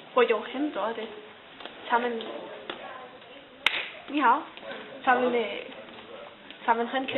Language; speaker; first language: Chinese; non-native, learner; Danish